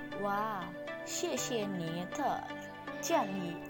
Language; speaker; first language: Chinese; non-native, learner; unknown